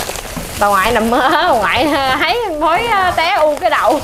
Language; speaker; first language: Vietnamese; native; Vietnamese